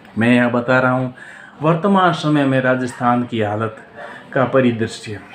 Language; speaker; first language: Hindi; native; Hindi